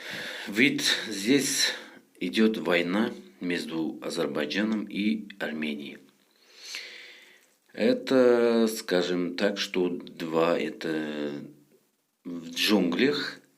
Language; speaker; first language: Russian; non-native, fluent; Tajik